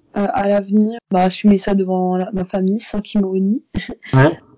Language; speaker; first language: French; native; French